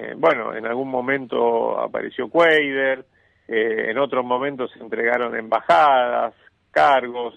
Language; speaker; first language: Spanish; native; Spanish